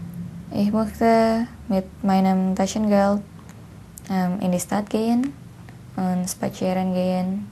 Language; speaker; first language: German; non-native, learner; Indonesian